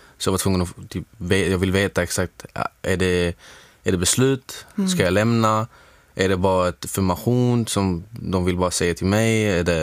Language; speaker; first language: Swedish; non-native, fluent; Arabic